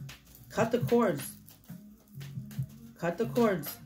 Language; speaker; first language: English; native; English